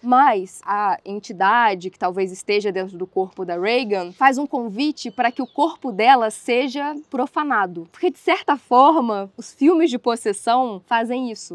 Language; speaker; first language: Portuguese; native; Portuguese